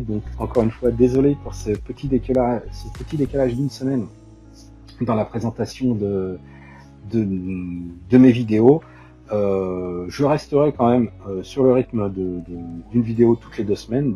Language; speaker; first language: French; native; French